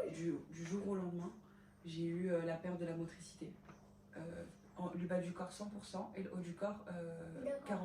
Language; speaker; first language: French; native; French